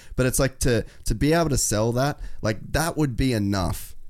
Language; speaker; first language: English; native; English